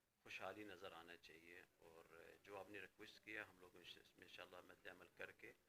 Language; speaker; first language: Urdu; non-native, fluent; Arabic